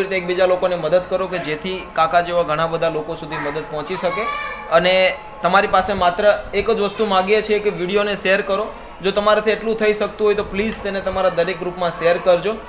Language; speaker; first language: Gujarati; native; Gujarati